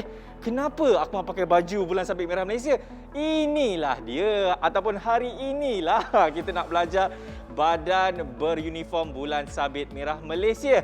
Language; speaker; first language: Malay; native; Malay